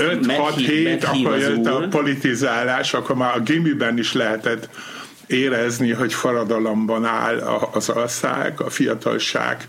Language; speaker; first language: Hungarian; non-native, fluent; German